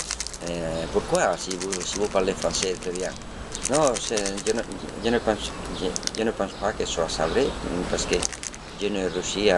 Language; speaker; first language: French; non-native, learner; Spanish